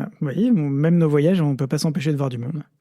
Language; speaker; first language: French; native; French